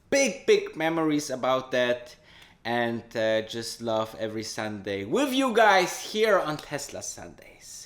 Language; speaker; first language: English; non-native, fluent; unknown